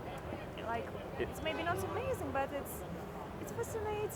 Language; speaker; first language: English; non-native, fluent; Russian